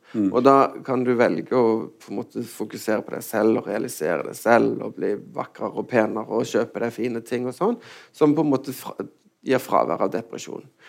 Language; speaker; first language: Norwegian; native; Norwegian